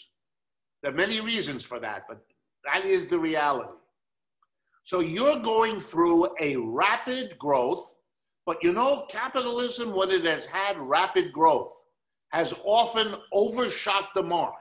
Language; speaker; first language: English; early bilingual, other home language; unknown